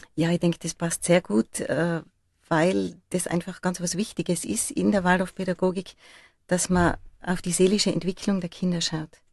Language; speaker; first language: German; native; German